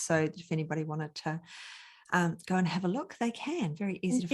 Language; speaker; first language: English; native; English